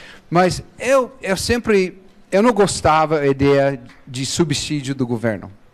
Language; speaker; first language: Portuguese; non-native, fluent; English